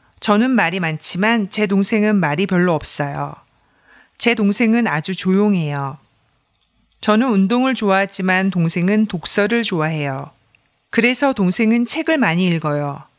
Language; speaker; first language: Korean; non-native, learner; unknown